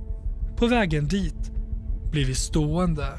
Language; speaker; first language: Swedish; native; Swedish